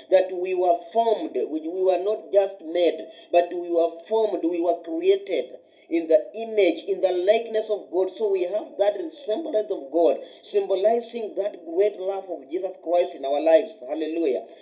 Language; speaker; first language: English; non-native, local second language; Swahili